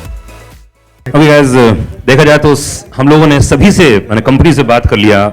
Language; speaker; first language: Hindi; native; Hindi